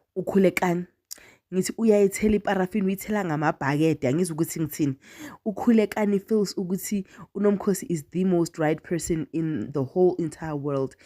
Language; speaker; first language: Zulu; non-native, local second language; Southern Sotho